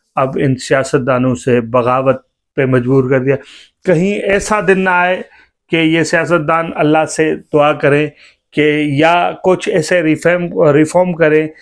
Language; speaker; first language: Urdu; native; Urdu